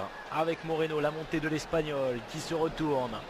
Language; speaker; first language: French; native; French